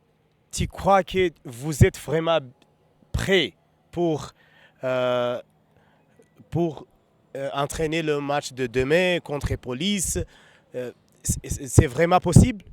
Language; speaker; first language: French; non-native, fluent; Kinyarwanda